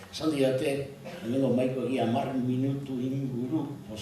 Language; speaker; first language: Basque; native; Basque